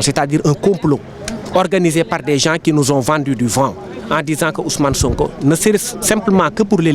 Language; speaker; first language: French; non-native, local second language; Wolof